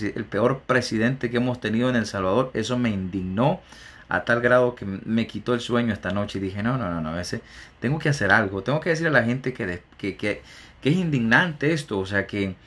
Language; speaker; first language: Spanish; native; Spanish